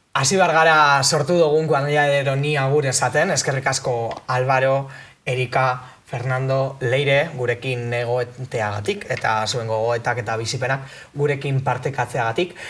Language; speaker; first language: Basque; native; Basque